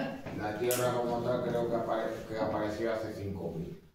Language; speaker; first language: Spanish; native; Spanish